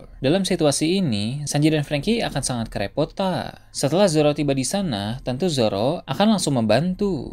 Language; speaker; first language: Indonesian; native; Indonesian